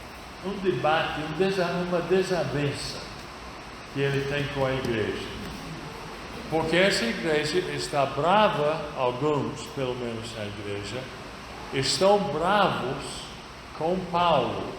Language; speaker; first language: Portuguese; non-native, fluent; English